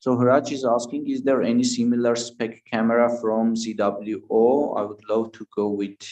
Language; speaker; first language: English; non-native, fluent; Armenian